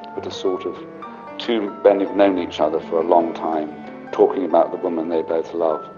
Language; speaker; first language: English; native; English